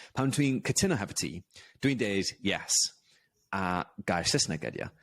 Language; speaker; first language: Welsh; non-native, local second language; English